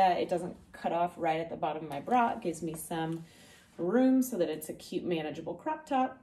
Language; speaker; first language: English; native; English